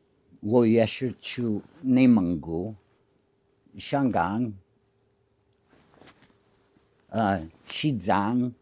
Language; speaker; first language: Chinese; non-native, learner; English